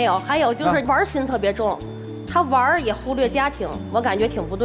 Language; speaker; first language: Chinese; native; Chinese